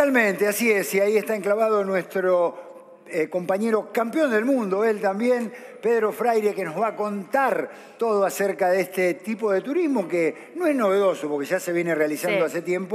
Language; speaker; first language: Spanish; native; Spanish